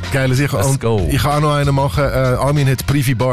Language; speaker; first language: German; native; German